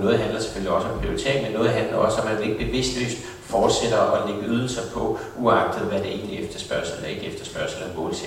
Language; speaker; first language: Danish; native; Danish